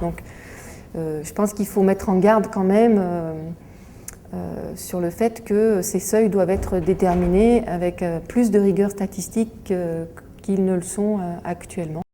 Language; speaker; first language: French; native; French